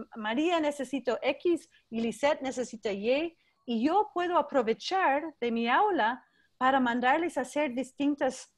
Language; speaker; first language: Spanish; non-native, fluent; English